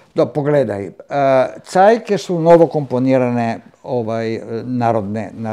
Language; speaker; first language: Croatian; non-native, local second language; Italian